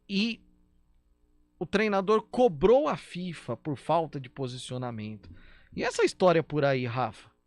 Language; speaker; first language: Portuguese; native; Portuguese